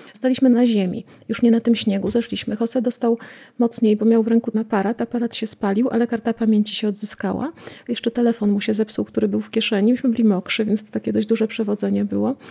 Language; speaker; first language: Polish; native; Polish